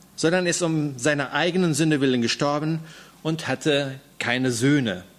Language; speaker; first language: German; native; German